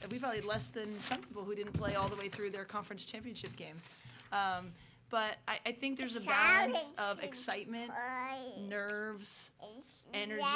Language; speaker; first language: English; native; English